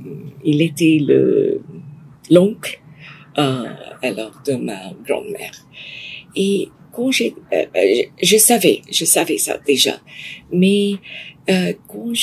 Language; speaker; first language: French; non-native, fluent; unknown